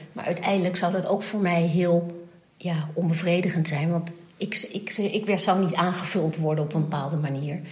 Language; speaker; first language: Dutch; native; Dutch